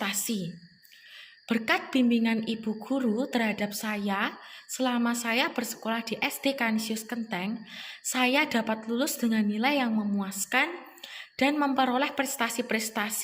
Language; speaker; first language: Indonesian; non-native, local second language; Javanese